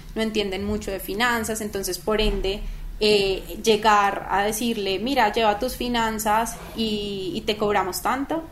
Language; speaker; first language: Spanish; native; Spanish